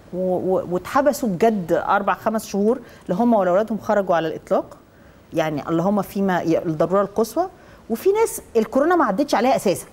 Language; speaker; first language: Arabic; native; Arabic